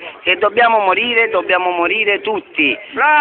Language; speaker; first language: Italian; native; Italian